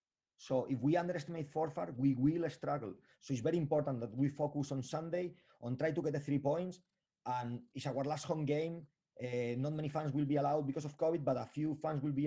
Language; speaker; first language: English; non-native, fluent; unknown